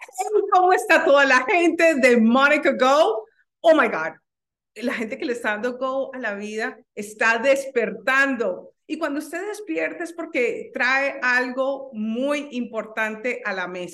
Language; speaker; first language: Spanish; native; Spanish